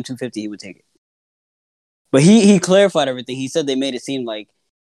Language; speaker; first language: English; non-native, local second language; Akan